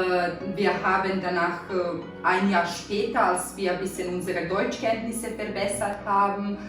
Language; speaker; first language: German; non-native, fluent; Serbian